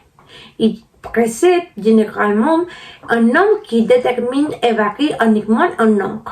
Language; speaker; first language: French; non-native, learner; Spanish